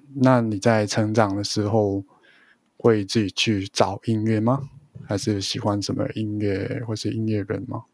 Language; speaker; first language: Chinese; non-native, local second language; Cantonese